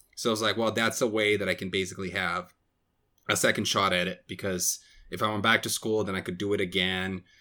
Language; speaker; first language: English; non-native, fluent; Portuguese